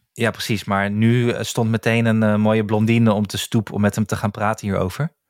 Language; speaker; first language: Dutch; native; Dutch